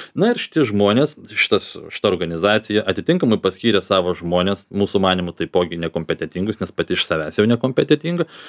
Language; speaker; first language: Lithuanian; native; Lithuanian